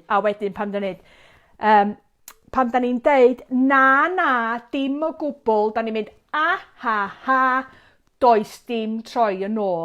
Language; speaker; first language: Welsh; native; Welsh